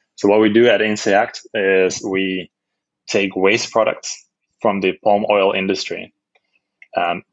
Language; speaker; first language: English; non-native, fluent; Dutch